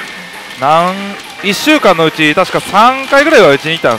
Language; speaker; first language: Japanese; native; Japanese